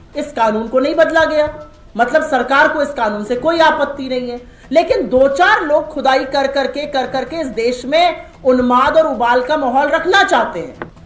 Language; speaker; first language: Hindi; native; Hindi